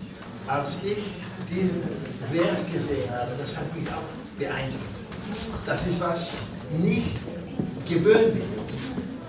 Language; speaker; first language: German; non-native, fluent; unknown